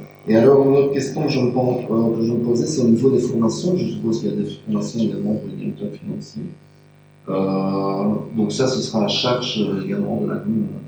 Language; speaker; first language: French; native; French